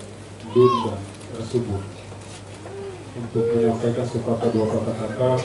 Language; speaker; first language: Indonesian; native; Indonesian